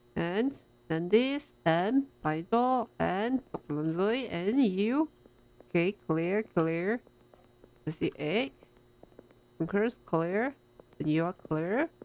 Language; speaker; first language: English; non-native, local second language; Chinese